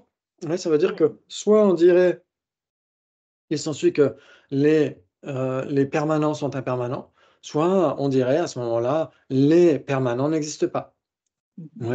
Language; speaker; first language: French; native; French